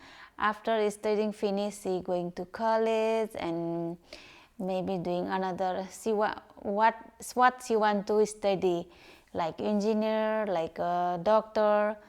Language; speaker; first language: English; non-native, learner; Nepali